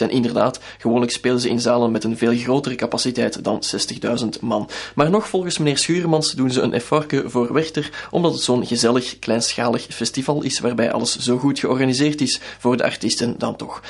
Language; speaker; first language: Dutch; native; Dutch